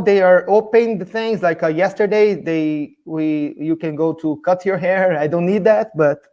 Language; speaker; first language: English; non-native, fluent; Portuguese